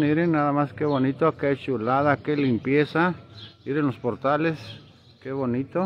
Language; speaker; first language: Spanish; native; Spanish